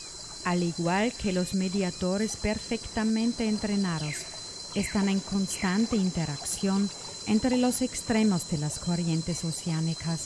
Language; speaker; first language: Spanish; non-native, fluent; German